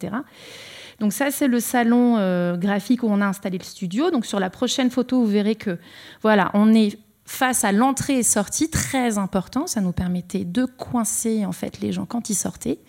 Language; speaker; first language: French; native; French